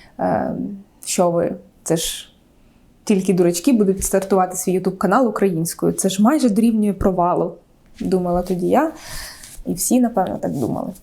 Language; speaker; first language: Ukrainian; non-native, local second language; Russian